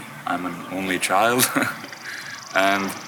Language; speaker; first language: English; non-native, fluent; Croatian